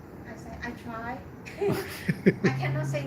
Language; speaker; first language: English; non-native, learner; Vietnamese